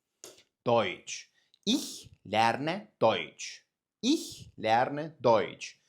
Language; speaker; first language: German; non-native, fluent; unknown